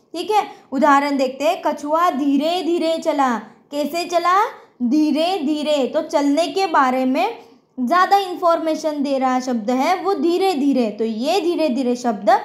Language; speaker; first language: Hindi; non-native, local second language; Marathi